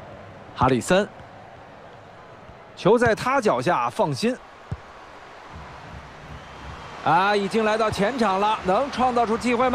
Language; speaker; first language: Chinese; native; Chinese